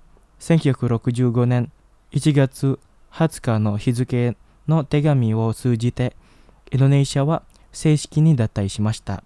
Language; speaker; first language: Japanese; non-native, fluent; Indonesian